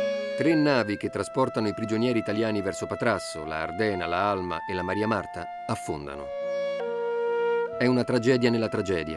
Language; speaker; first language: Italian; native; Italian